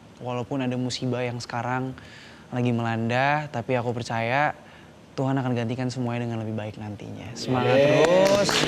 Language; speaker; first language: Indonesian; native; Indonesian